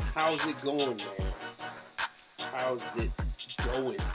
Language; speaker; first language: English; native; English